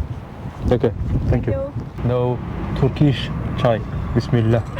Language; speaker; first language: English; non-native, learner; French